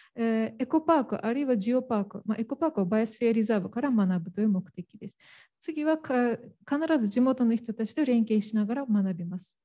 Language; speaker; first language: Japanese; non-native, fluent; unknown